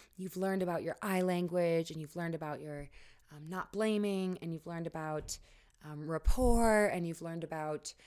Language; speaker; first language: English; native; English